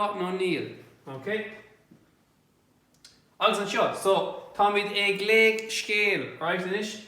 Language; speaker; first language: Irish; non-native, local second language; English